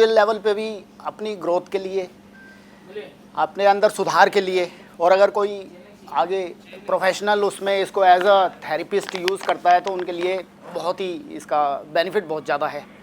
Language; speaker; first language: Hindi; native; Hindi